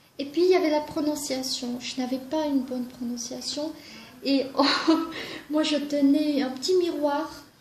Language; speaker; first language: French; non-native, fluent; Georgian